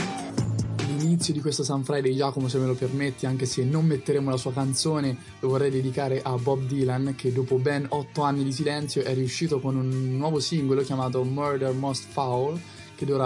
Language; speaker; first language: Italian; native; Italian